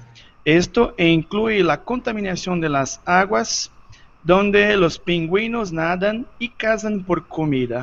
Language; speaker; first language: Spanish; non-native, learner; Portuguese